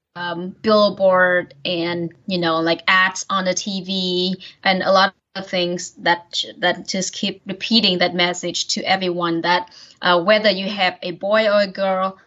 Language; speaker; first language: English; non-native, fluent; Vietnamese